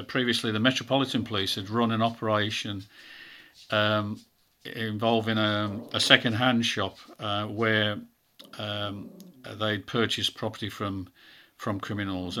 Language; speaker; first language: English; native; English